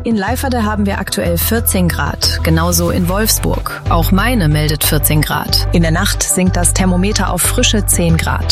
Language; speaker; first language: German; native; German